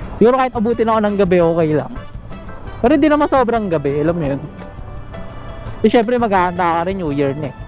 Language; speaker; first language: Filipino; native; Filipino